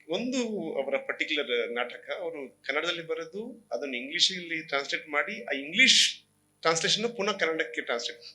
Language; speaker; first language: Kannada; non-native, local second language; Konkani